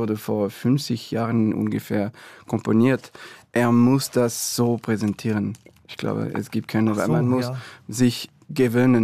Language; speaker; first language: German; non-native, fluent; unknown